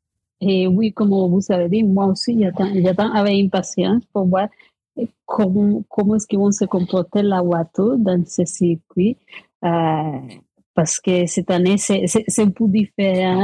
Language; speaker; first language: French; non-native, fluent; Spanish